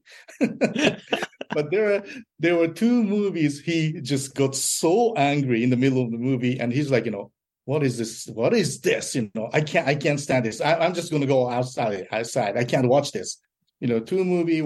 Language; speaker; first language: English; early bilingual, other home language; Japanese